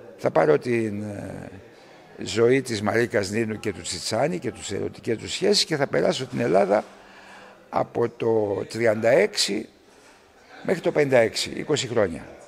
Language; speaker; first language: Greek; early bilingual, heritage; Greek